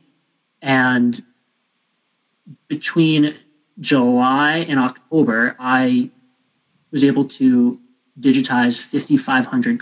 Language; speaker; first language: English; native; English